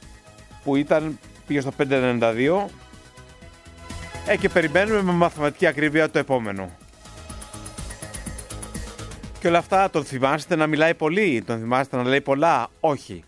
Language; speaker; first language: Greek; native; Greek